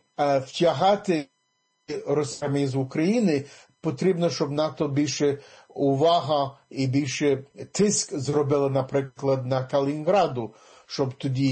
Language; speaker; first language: Ukrainian; early bilingual, heritage; English